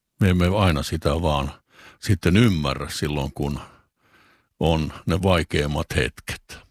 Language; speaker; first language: Finnish; native; Finnish